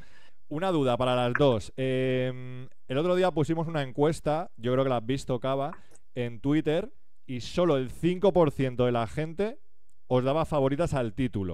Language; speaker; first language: Spanish; native; Spanish